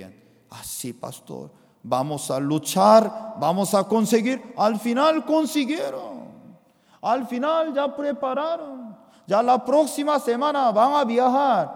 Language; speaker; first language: Spanish; non-native, fluent; Korean